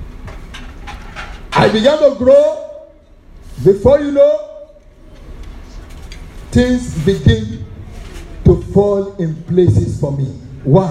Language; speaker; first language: English; non-native, local second language; Hausa